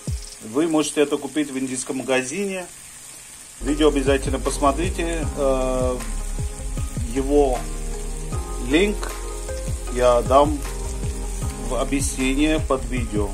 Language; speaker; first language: Russian; non-native, fluent; Hindi